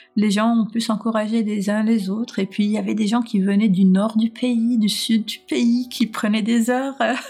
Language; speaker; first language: French; non-native, local second language; Arabic